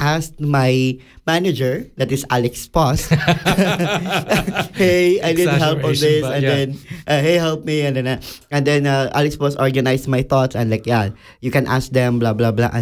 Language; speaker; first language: English; non-native, local second language; Cebuano